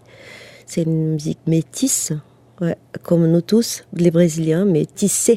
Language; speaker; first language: French; non-native, fluent; Portuguese